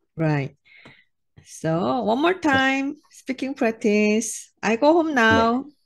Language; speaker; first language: English; non-native, learner; Korean